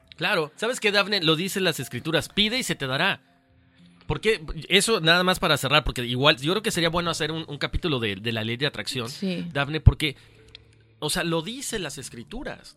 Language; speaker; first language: Spanish; native; Spanish